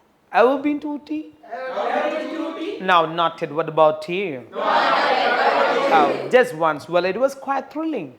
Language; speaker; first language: English; non-native, local second language; Malayalam